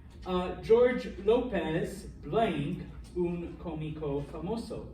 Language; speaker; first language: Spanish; non-native, fluent; English